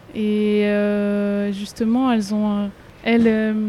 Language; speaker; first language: French; native; French